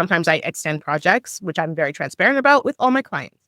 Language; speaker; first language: English; native; English